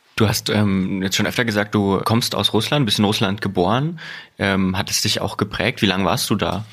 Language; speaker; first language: German; native; German